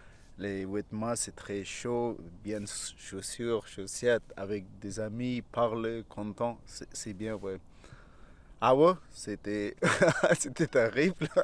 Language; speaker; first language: French; non-native, learner; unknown